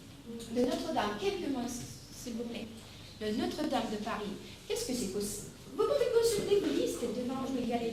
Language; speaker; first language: French; non-native, fluent; Russian